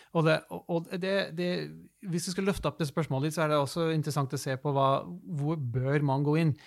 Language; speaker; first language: Norwegian; early bilingual, other home language; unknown